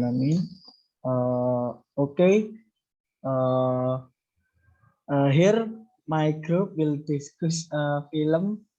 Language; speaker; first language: English; non-native, learner; Indonesian